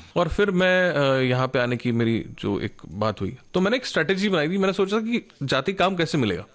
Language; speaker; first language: Hindi; non-native, local second language; Marathi